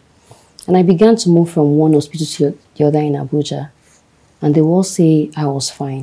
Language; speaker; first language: English; non-native, local second language; Yoruba